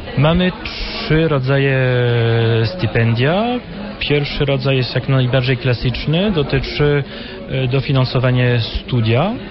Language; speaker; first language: Polish; non-native, fluent; French